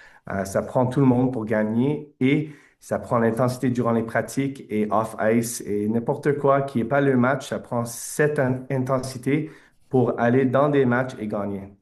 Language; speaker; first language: French; non-native, fluent; English